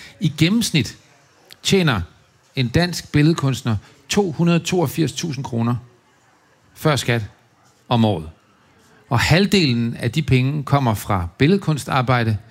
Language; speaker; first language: Danish; native; Danish